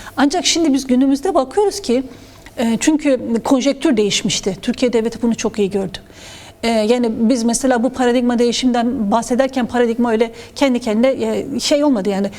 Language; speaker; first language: Turkish; non-native, local second language; Kurdish